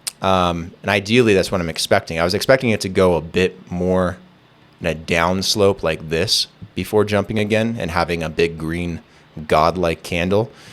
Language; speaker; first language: English; native; English